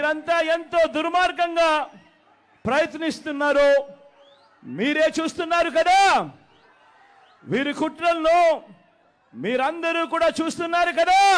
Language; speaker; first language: Telugu; native; Telugu